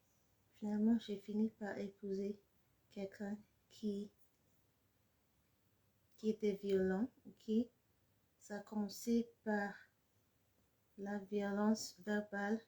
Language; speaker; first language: French; non-native, fluent; English